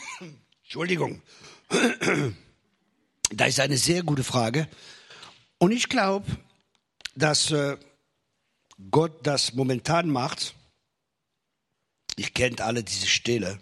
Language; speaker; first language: German; non-native, fluent; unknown